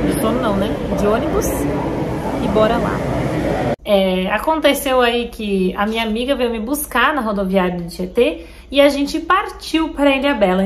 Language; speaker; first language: Portuguese; native; Portuguese